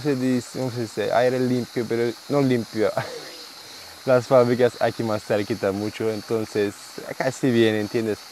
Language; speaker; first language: Spanish; non-native, learner; Turkish